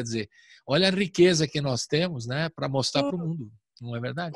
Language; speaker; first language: Portuguese; native; Portuguese